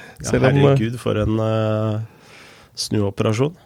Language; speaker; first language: Norwegian; native; Norwegian